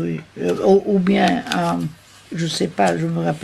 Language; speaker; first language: French; non-native, fluent; Italian